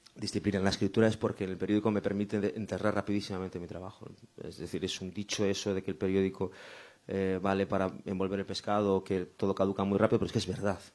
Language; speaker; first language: Spanish; native; Spanish